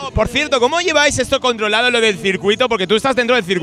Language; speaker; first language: Spanish; native; Spanish